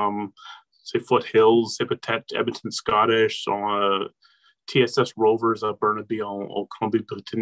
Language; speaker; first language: French; non-native, local second language; English